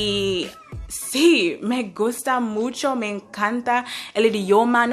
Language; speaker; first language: Spanish; non-native, fluent; English